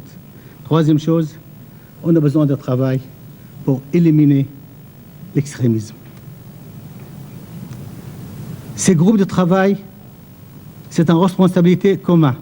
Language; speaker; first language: French; non-native, fluent; Arabic